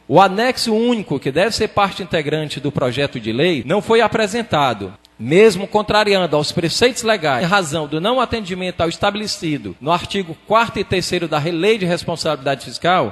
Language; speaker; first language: Portuguese; native; Portuguese